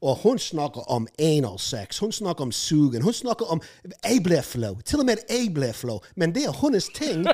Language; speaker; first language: Norwegian; non-native, fluent; English